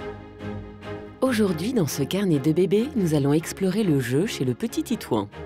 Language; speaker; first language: French; native; French